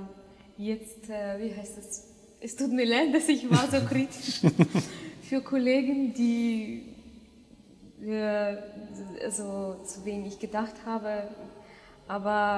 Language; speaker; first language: German; non-native, fluent; Russian